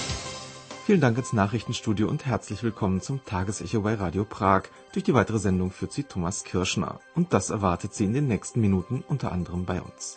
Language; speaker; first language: German; native; German